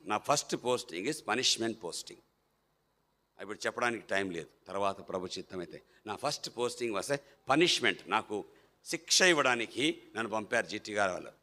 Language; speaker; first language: Telugu; non-native, fluent; Malayalam